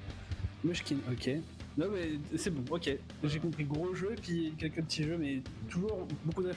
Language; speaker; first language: French; native; French